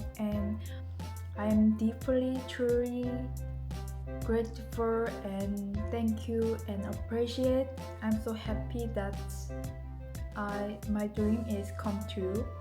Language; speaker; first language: English; non-native, learner; Korean